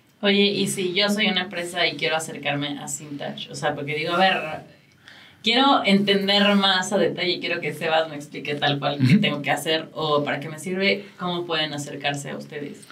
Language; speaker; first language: Spanish; native; Spanish